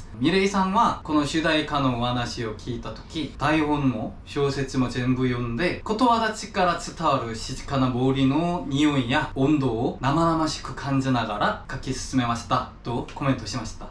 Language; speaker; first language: Japanese; non-native, fluent; Korean